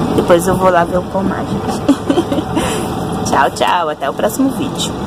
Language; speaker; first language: Portuguese; native; Portuguese